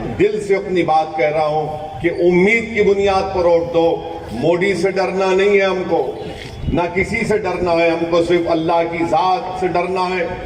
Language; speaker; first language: Urdu; native; Urdu